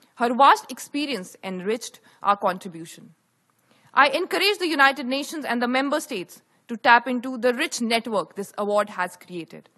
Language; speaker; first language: English; non-native, local second language; Hindi